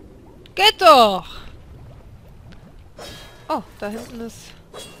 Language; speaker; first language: German; native; German